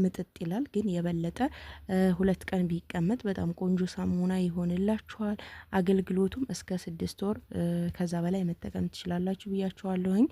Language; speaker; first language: Amharic; native; Amharic